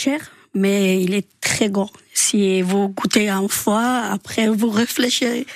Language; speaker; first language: French; non-native, learner; Georgian